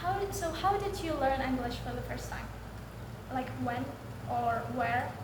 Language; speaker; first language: English; non-native, learner; Indonesian